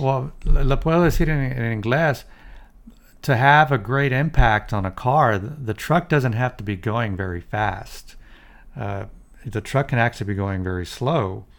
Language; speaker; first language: English; early bilingual, other home language; Spanish